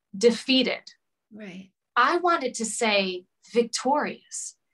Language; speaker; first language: English; native; English